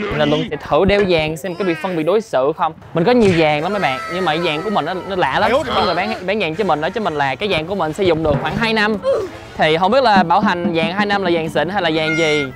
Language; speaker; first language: Vietnamese; native; Vietnamese